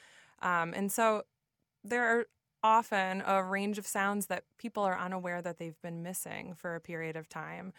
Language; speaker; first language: English; native; English